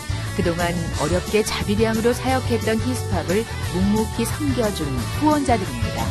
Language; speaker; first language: Korean; native; Korean